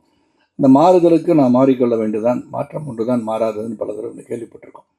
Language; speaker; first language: Tamil; native; Tamil